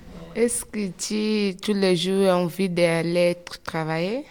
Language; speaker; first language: French; non-native, learner; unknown